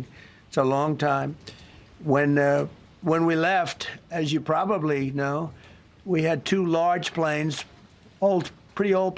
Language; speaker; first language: English; native; English